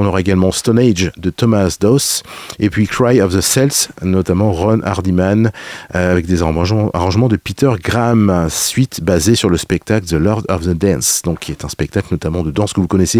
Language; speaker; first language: French; native; French